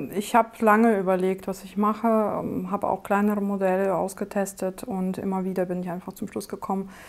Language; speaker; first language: German; non-native, fluent; Russian